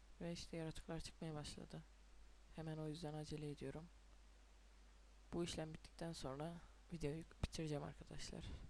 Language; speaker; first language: Turkish; native; Turkish